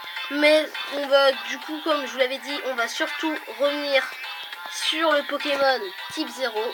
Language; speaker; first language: French; native; French